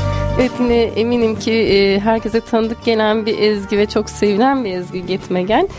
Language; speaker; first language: Turkish; native; Turkish